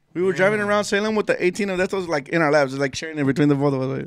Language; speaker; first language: English; early bilingual, other home language; Spanish